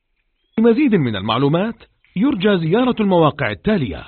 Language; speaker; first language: Arabic; native; Arabic